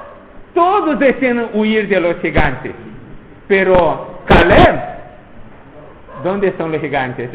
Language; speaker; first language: Spanish; non-native, fluent; Portuguese